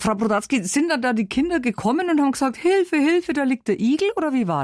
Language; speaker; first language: German; native; German